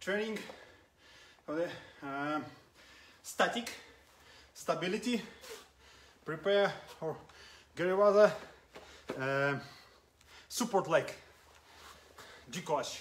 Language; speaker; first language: English; non-native, learner; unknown